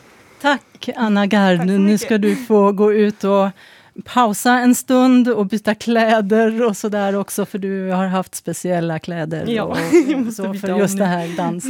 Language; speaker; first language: Swedish; native; Swedish